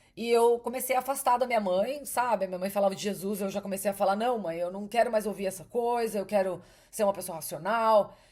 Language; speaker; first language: Portuguese; native; Portuguese